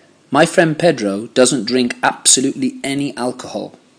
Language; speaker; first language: English; native; English